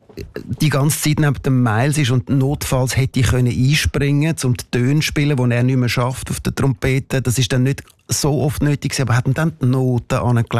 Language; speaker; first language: German; native; German